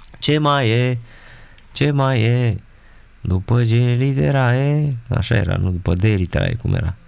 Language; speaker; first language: Romanian; native; Romanian